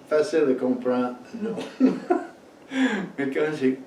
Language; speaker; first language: French; non-native, fluent; English